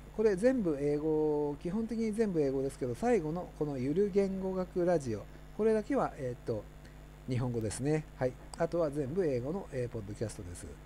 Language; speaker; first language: Japanese; native; Japanese